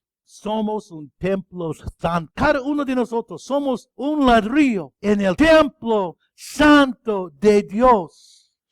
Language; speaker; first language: Spanish; non-native, fluent; English